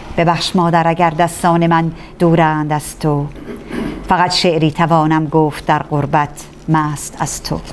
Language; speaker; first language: Persian; native; Persian